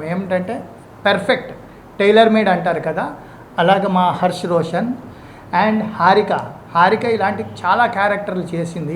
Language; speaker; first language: Telugu; native; Telugu